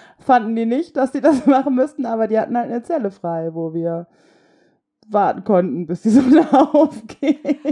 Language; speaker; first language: German; native; German